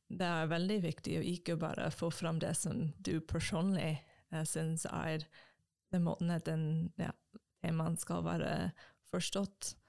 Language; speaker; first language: Norwegian; non-native, fluent; English